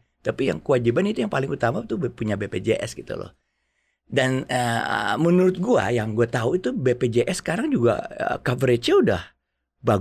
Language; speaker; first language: Indonesian; native; Indonesian